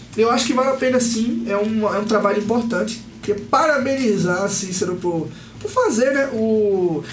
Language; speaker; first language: Portuguese; native; Portuguese